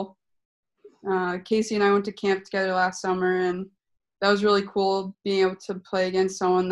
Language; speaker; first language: English; native; English